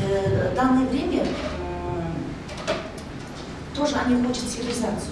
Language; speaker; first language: Russian; non-native, local second language; Kazakh